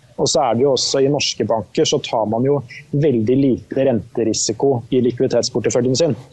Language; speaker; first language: Norwegian; native; Norwegian